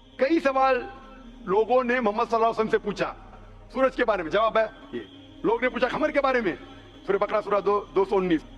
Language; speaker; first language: Hindi; non-native, local second language; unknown